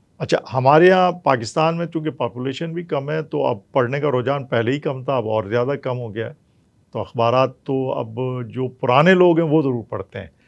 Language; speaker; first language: Urdu; native; Urdu